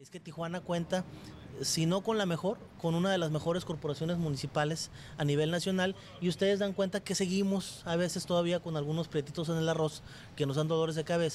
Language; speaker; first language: Spanish; native; Spanish